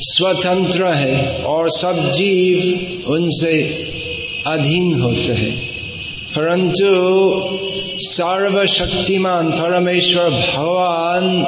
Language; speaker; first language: Hindi; non-native, fluent; English